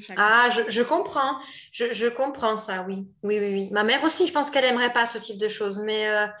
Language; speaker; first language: French; native; French